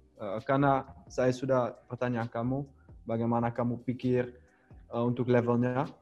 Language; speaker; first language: Indonesian; non-native, learner; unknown